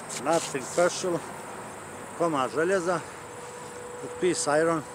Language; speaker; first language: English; non-native, learner; Croatian